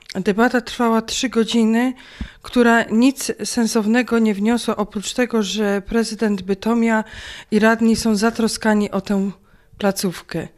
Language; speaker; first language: Polish; native; Polish